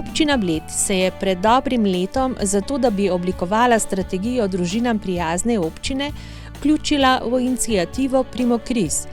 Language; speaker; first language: Slovenian; native; Slovenian